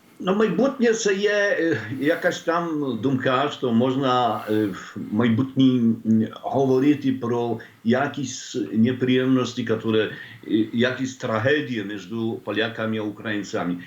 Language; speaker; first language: Ukrainian; non-native, learner; Polish